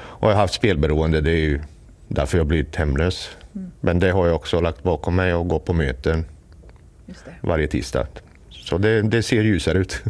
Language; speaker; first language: Swedish; non-native, fluent; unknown